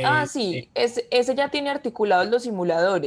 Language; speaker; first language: Spanish; native; Spanish